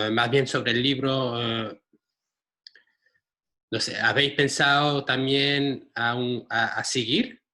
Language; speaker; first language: Spanish; non-native, fluent; French